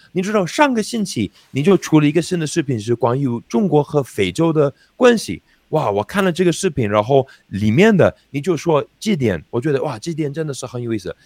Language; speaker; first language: Chinese; non-native, fluent; English